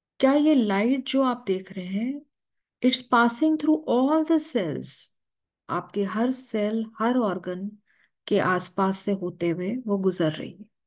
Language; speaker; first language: Hindi; native; Hindi